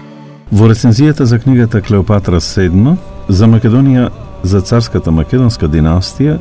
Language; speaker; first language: Macedonian; native; Macedonian